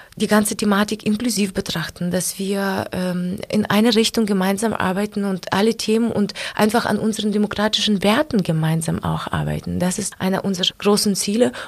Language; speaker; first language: German; non-native, fluent; Ukrainian